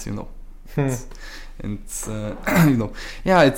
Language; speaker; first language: English; non-native, learner; Polish